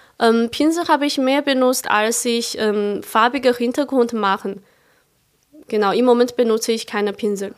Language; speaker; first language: German; non-native, fluent; Chinese